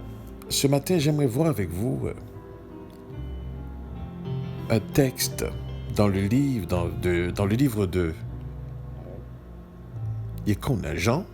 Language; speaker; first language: French; native; French